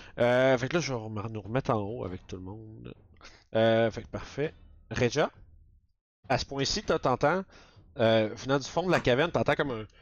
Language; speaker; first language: French; native; French